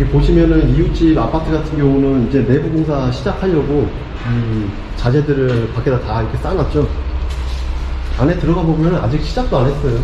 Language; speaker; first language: Korean; native; Korean